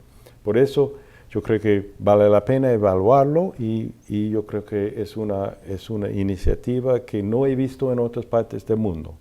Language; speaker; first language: Spanish; non-native, fluent; English